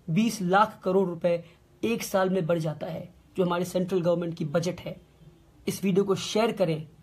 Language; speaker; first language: Hindi; native; Hindi